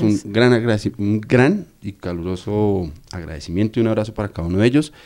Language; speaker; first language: Spanish; native; Spanish